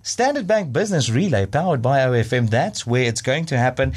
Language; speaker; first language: English; non-native, local second language; Afrikaans